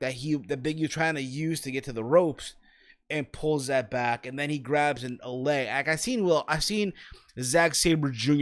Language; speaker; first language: English; native; English